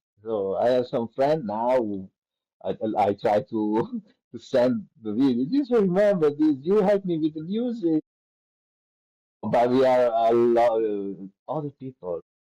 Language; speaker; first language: English; non-native, learner; Italian